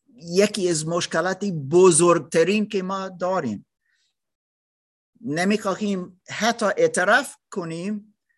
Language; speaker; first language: Persian; non-native, learner; German